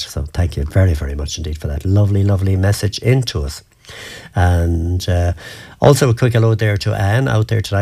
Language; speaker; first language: English; native; English